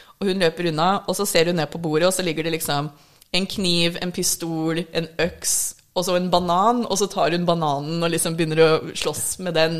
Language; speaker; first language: Norwegian; early bilingual, other home language; English